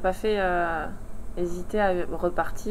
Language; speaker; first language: French; native; French